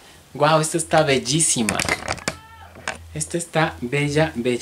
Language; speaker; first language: Spanish; native; Spanish